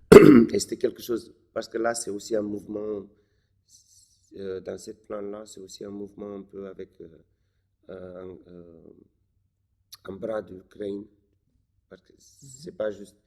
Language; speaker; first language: French; non-native, fluent; Romanian